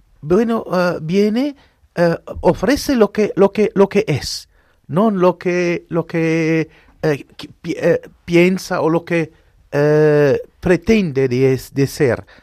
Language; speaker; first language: Spanish; non-native, fluent; Arabic